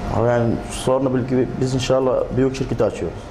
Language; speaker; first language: Turkish; non-native, learner; Arabic